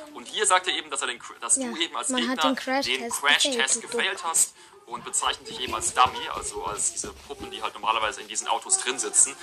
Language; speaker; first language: German; native; German